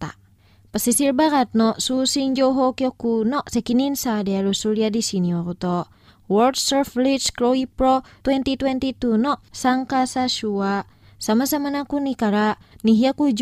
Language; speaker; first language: Japanese; non-native, fluent; Indonesian